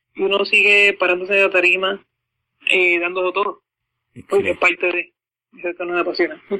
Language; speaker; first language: Spanish; native; Spanish